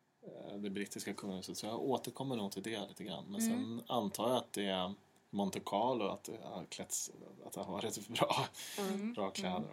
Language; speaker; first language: Swedish; native; Swedish